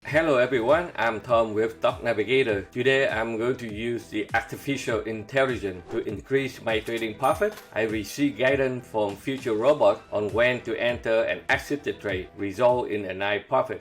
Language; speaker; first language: English; non-native, fluent; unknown